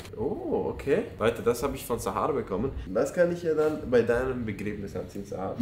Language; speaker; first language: German; early bilingual, other home language; Persian